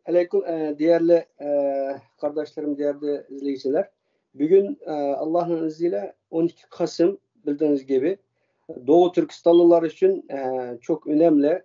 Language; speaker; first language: Turkish; early bilingual, heritage; Uyghur